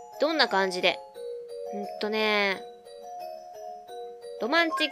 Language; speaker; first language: Japanese; native; Japanese